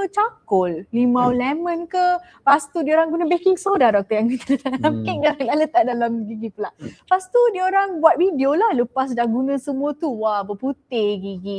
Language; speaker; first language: Malay; native; Malay